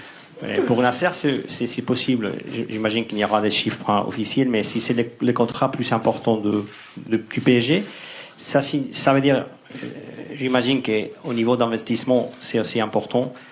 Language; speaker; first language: French; non-native, learner; Spanish